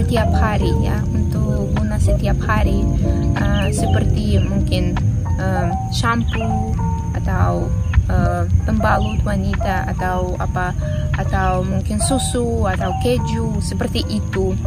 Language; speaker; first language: Indonesian; non-native, fluent; Russian